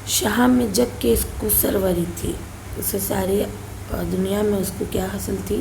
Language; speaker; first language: Urdu; native; Urdu